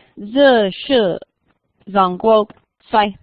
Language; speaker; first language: Chinese; non-native, learner; English